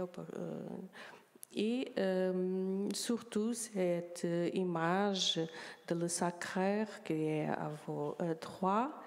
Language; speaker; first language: French; non-native, learner; Portuguese